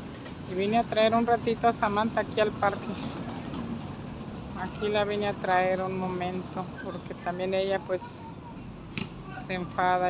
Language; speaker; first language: Spanish; native; Spanish